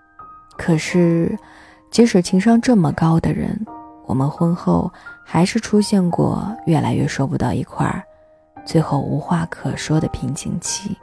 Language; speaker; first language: Chinese; native; Chinese